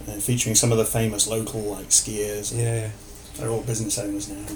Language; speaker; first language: English; native; English